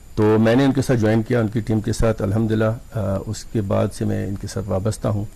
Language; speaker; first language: Urdu; non-native, local second language; Kashmiri